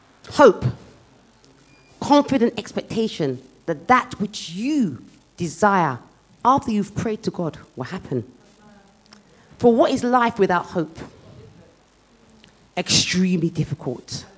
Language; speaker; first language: English; native; English